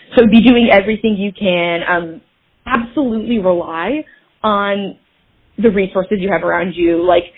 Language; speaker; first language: English; native; English